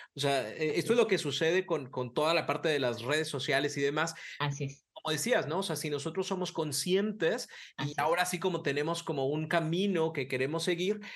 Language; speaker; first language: Spanish; native; Spanish